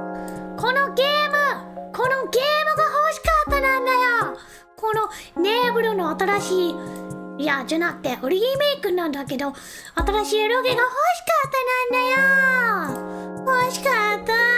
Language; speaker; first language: Japanese; non-native, learner; English